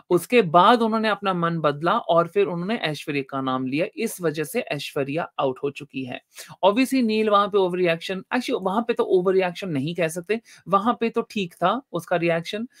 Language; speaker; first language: Hindi; native; Hindi